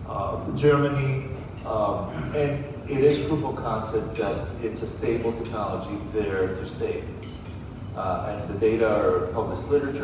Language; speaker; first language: English; non-native, fluent; Greek